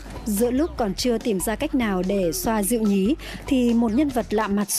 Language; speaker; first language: Vietnamese; native; Vietnamese